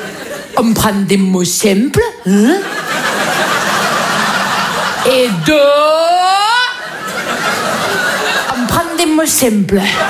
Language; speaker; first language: French; native; French